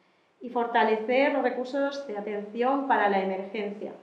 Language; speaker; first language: Spanish; native; Spanish